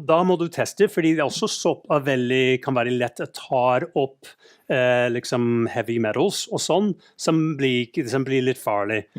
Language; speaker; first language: Norwegian; non-native, fluent; English